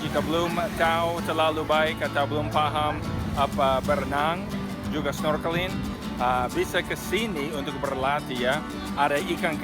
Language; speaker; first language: Indonesian; non-native, fluent; English